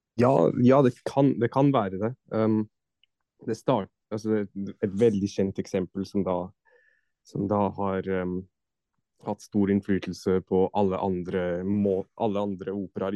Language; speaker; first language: Norwegian; non-native, fluent; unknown